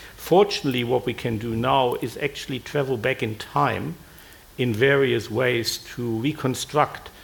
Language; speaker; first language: English; non-native, fluent; German